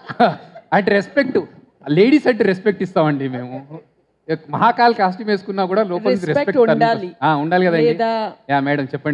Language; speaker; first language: Telugu; native; Telugu